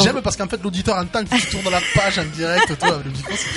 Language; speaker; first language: French; native; French